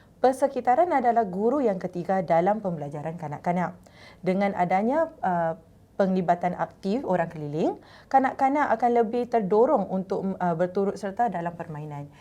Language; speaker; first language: Malay; native; Malay